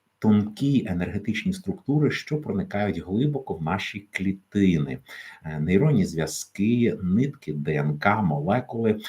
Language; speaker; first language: Ukrainian; native; Ukrainian